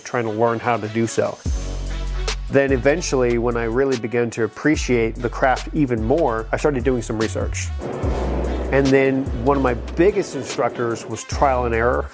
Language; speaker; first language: English; native; English